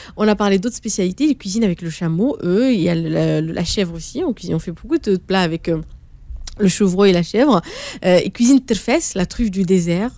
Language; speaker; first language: French; native; French